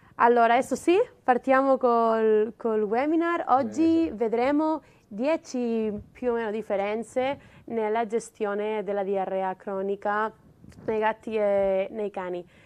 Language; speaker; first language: Italian; non-native, fluent; Spanish